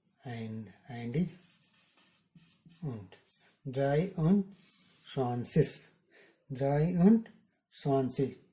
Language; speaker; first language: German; non-native, learner; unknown